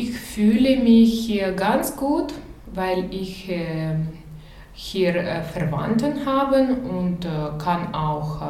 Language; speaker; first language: German; non-native, learner; Ukrainian